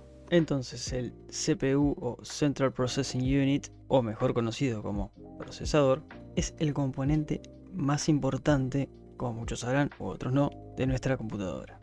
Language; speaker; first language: Spanish; native; Spanish